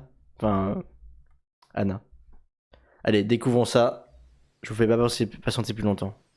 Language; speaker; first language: French; native; French